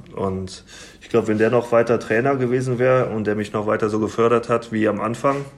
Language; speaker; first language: German; native; German